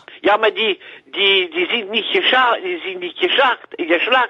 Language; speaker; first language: German; non-native, learner; French